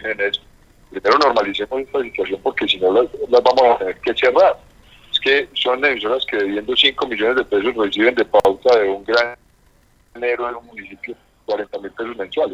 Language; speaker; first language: Spanish; native; Spanish